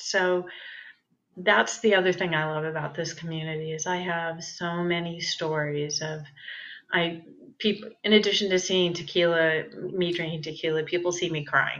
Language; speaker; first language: English; native; English